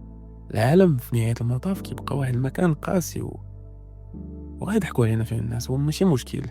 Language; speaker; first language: Arabic; native; Arabic